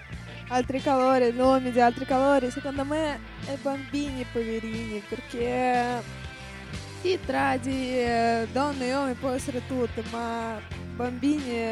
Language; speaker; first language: Italian; non-native, learner; Russian